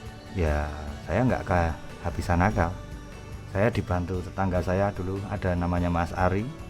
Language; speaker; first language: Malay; non-native, local second language; Javanese